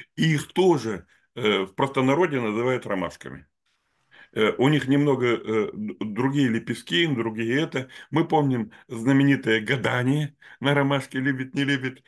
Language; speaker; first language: Russian; native; Russian